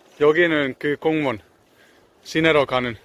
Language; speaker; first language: Korean; non-native, learner; Finnish